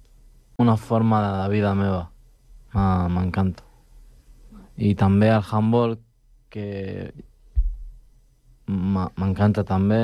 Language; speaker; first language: Catalan; non-native, local second language; Spanish